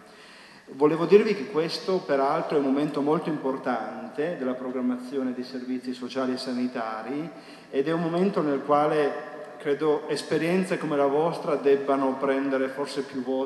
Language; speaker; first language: Italian; native; Italian